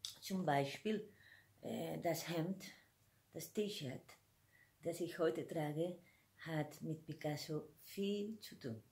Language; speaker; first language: German; non-native, fluent; Spanish